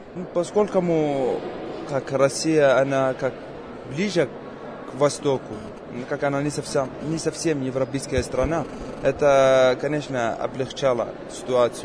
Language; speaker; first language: Russian; non-native, fluent; Arabic